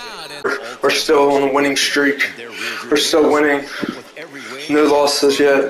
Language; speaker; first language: English; native; English